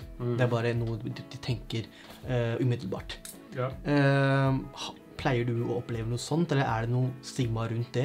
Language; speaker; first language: Norwegian; native; Norwegian